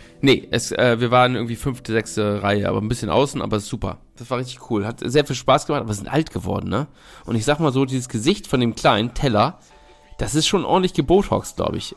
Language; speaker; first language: German; native; German